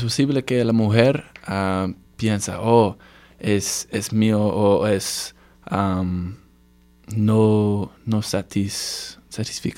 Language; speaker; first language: Spanish; non-native, learner; English